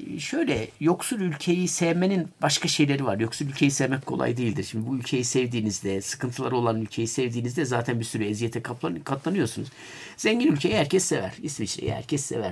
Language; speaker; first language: Turkish; native; Turkish